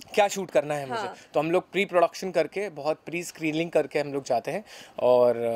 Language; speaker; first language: Hindi; native; Hindi